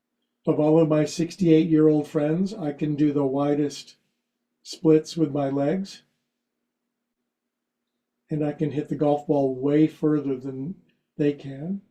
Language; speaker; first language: English; native; English